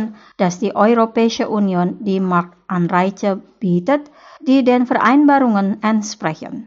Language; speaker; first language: German; non-native, fluent; Indonesian